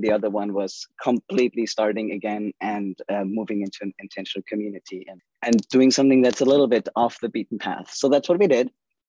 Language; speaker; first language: English; non-native, fluent; German